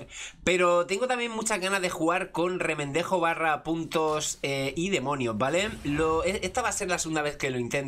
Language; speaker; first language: Spanish; native; Spanish